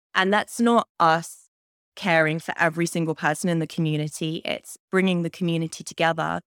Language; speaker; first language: English; native; English